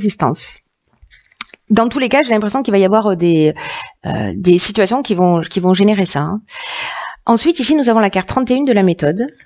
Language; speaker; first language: French; native; French